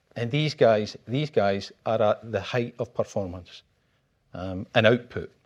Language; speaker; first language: English; native; English